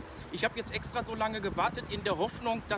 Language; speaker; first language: German; native; German